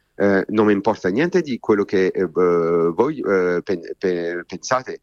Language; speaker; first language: Spanish; non-native, fluent; Italian